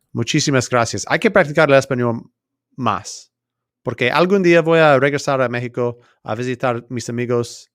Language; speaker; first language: Spanish; non-native, learner; English